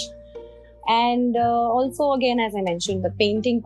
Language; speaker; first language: English; non-native, local second language; Hindi